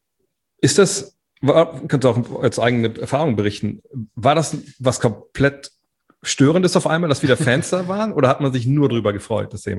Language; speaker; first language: German; native; German